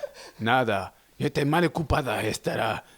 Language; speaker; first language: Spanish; non-native, learner; French